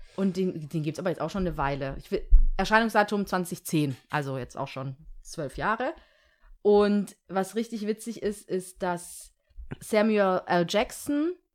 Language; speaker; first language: German; early bilingual, other home language; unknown